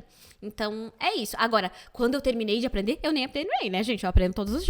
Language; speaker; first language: Portuguese; native; Portuguese